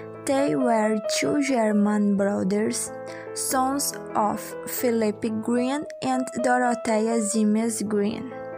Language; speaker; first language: English; non-native, learner; Portuguese